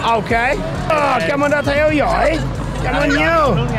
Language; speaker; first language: Vietnamese; non-native, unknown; English